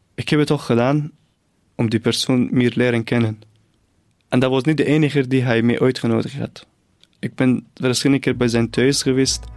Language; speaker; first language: Dutch; non-native, fluent; Persian